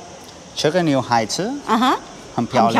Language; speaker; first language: Chinese; non-native, learner; Spanish